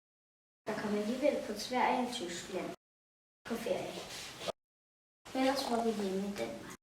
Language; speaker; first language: Danish; non-native, learner; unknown